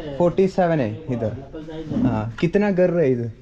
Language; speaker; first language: Hindi; non-native, learner; Malayalam